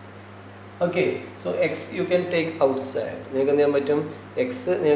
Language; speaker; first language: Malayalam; native; Malayalam